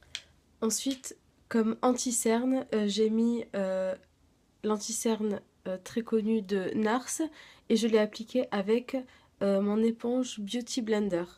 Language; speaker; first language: French; native; French